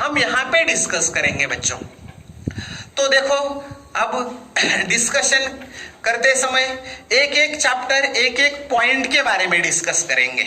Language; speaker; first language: Hindi; non-native, local second language; Marathi